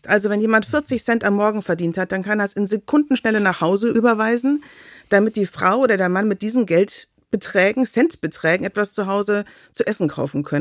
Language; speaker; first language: German; native; German